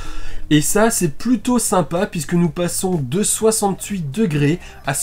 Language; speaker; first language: French; native; French